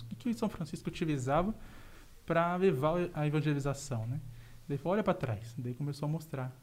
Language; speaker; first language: Portuguese; native; Portuguese